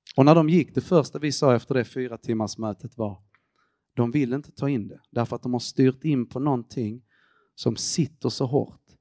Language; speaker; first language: Swedish; early bilingual, other home language; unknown